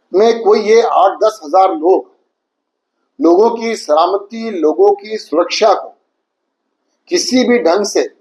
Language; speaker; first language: Hindi; native; Hindi